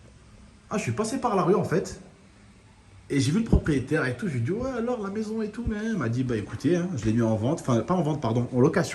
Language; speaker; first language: French; native; French